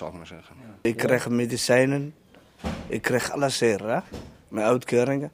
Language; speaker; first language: Dutch; non-native, learner; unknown